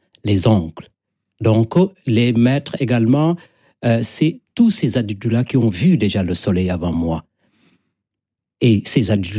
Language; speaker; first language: French; non-native, local second language; Wolof